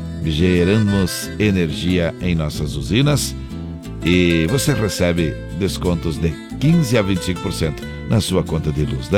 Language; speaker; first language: Portuguese; native; Portuguese